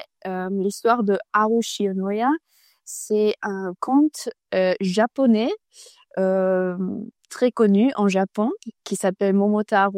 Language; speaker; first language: French; non-native, fluent; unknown